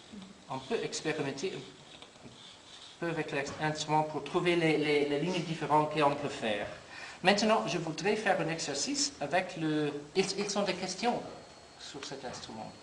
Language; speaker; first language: French; non-native, learner; English